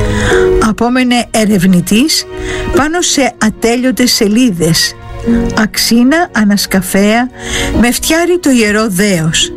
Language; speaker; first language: Greek; native; Greek